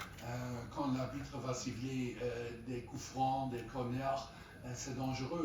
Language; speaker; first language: French; non-native, fluent; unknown